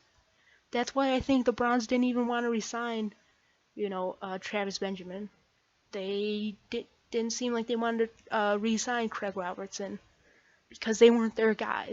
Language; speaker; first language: English; native; English